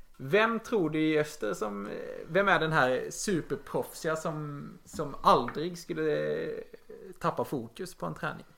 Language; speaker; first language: Swedish; native; Swedish